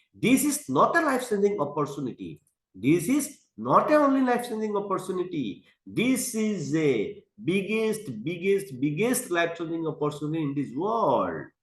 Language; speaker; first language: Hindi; non-native, local second language; Assamese